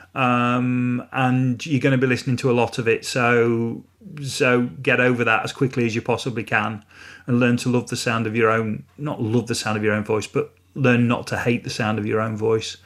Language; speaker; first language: English; native; English